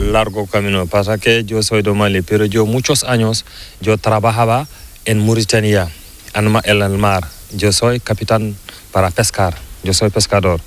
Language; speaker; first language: Spanish; non-native, learner; Fula